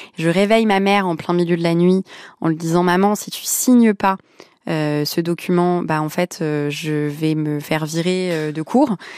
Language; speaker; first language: French; early bilingual, other home language; Arabic